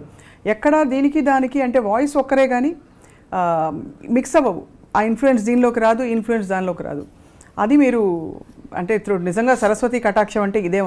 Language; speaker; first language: Telugu; native; Telugu